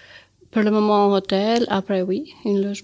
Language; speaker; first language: French; non-native, learner; Albanian